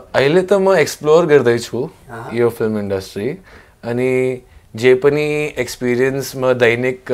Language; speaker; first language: Nepali; non-native, learner; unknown